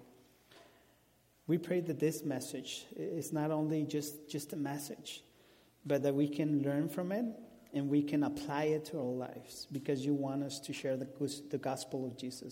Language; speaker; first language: English; non-native, fluent; Spanish